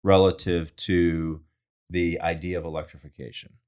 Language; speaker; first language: English; native; English